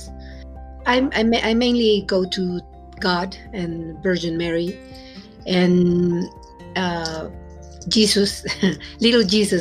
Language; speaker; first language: English; non-native, fluent; Spanish